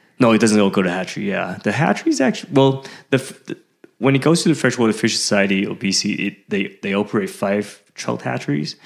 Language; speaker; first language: English; early bilingual, other home language; Chinese